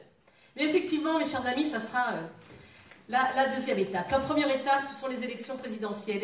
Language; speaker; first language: French; native; French